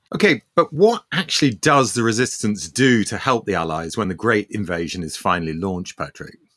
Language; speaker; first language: English; early bilingual, other home language; Armenian